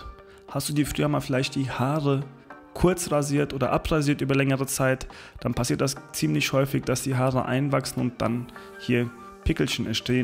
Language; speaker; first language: German; native; German